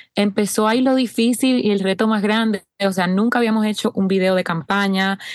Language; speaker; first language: Spanish; native; Spanish